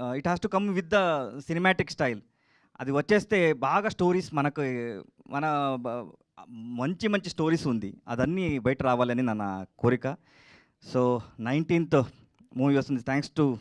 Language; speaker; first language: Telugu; non-native, learner; Kannada